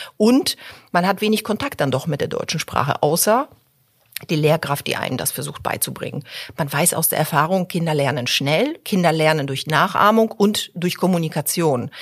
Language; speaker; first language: German; early bilingual, other home language; Polish